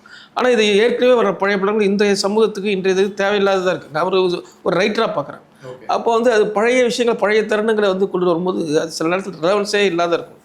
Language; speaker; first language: Tamil; native; Tamil